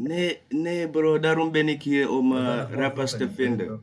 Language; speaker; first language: Dutch; non-native, learner; English